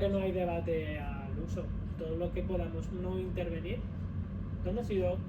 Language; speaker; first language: Spanish; native; Spanish